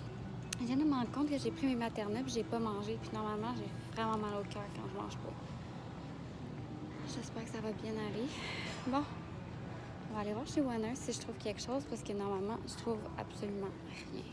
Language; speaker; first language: French; native; French